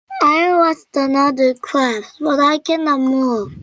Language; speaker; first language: English; non-native, learner; Korean